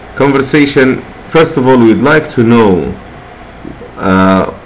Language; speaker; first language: English; non-native, fluent; Arabic